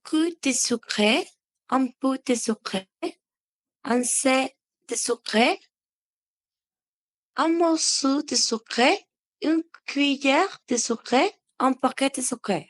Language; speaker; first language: French; non-native, learner; Spanish